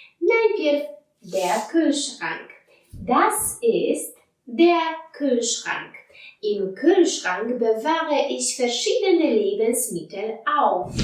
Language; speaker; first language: German; non-native, fluent; Polish